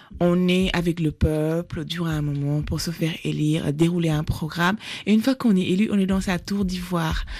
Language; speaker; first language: French; non-native, local second language; Fula